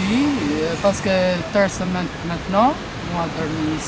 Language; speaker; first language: French; non-native, learner; Albanian